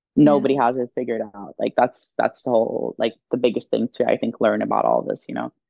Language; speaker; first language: English; non-native, fluent; Swedish